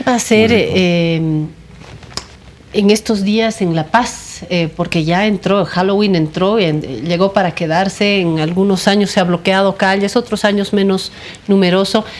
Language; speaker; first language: Spanish; native; Spanish